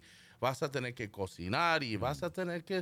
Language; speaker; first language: Spanish; early bilingual, heritage; Spanish